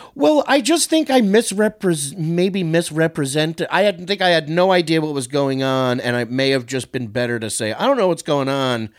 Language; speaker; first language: English; native; English